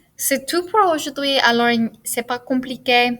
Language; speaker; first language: French; non-native, fluent; English